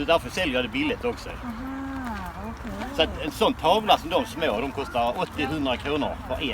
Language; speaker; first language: Swedish; non-native, fluent; Thai